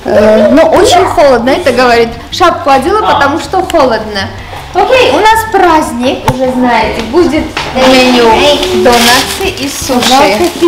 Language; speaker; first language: Russian; non-native, fluent; Armenian